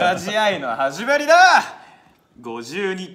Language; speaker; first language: Japanese; native; Japanese